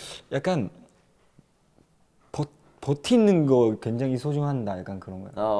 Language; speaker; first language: Korean; non-native, fluent; Chinese